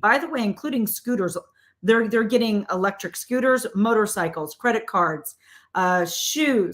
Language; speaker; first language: English; native; English